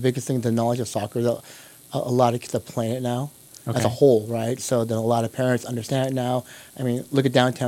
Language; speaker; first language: English; native; English